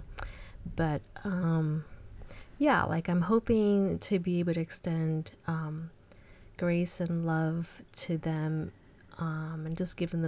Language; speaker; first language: English; early bilingual, other home language; Chinese